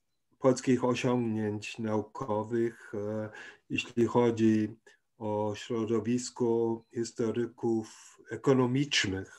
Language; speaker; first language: Polish; non-native, fluent; German